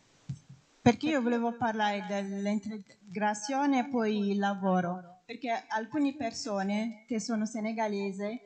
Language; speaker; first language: Italian; non-native, fluent; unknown